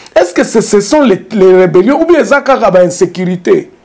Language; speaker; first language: French; non-native, local second language; Swahili